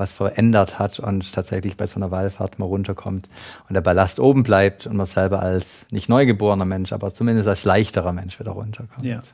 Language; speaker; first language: German; native; German